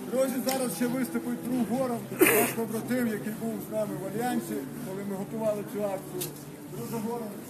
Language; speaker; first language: Ukrainian; native; Ukrainian